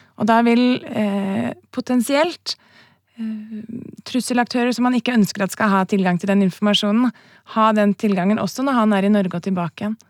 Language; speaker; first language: Norwegian; native; Norwegian